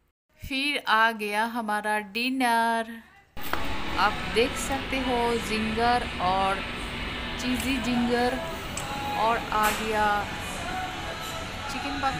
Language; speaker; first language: Hindi; non-native, local second language; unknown